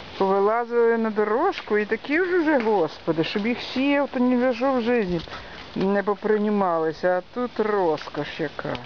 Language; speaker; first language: Ukrainian; native; Ukrainian